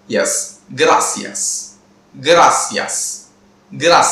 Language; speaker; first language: Spanish; non-native, fluent; Tamil